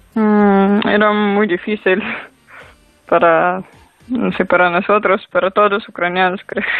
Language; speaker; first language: Spanish; non-native, learner; Ukrainian